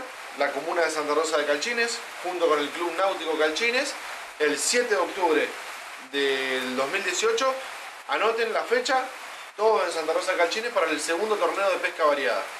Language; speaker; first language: Spanish; native; Spanish